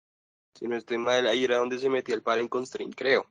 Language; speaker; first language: Spanish; native; Spanish